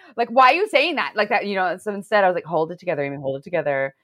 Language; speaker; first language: English; native; English